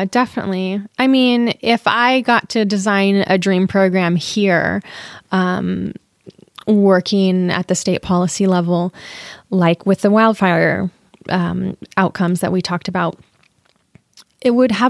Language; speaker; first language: English; native; English